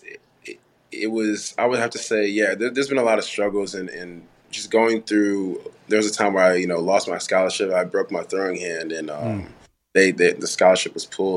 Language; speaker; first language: English; native; English